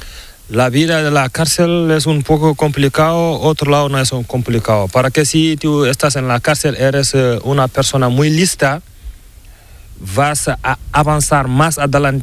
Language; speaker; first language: Spanish; non-native, learner; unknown